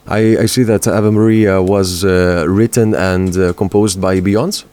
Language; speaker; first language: English; non-native, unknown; Lithuanian